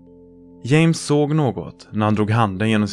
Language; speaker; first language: Swedish; native; Swedish